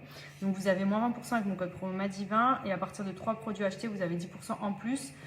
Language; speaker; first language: French; native; French